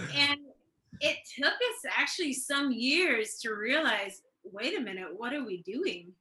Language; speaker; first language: English; early bilingual, other home language; Swedish